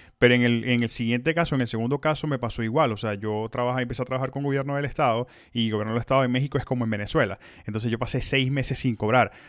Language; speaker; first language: Spanish; native; Spanish